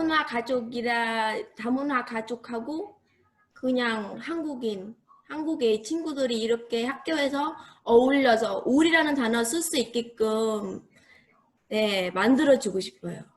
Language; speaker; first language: Korean; non-native, learner; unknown